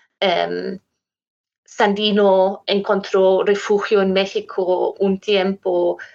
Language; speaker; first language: Spanish; non-native, fluent; German